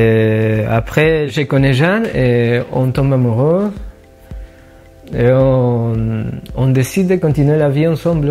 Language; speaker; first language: French; non-native, fluent; Spanish